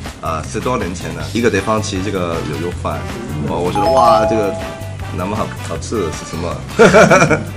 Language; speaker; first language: Chinese; non-native, local second language; Cantonese